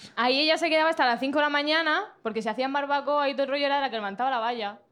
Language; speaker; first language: Spanish; native; Spanish